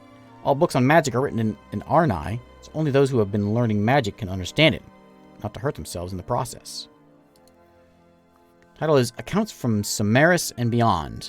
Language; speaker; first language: English; native; English